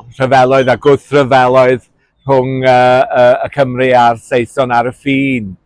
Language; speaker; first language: Welsh; native; Welsh